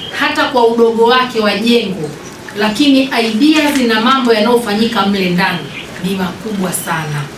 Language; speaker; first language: Swahili; native; Swahili